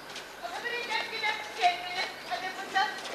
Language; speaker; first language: Lithuanian; native; Lithuanian